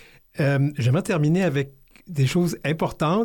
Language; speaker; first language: French; native; French